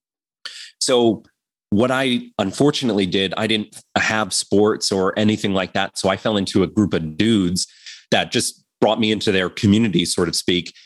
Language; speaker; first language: English; native; English